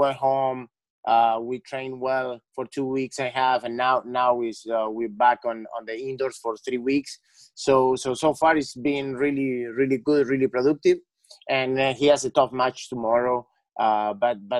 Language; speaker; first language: English; non-native, fluent; Spanish